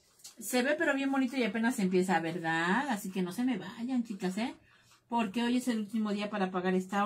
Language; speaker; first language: Spanish; native; Spanish